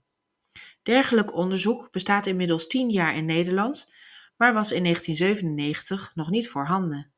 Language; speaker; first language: Dutch; native; Dutch